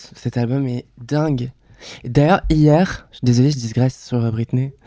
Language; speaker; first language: French; native; French